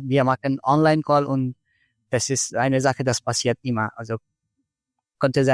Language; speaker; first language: German; non-native, fluent; Bangla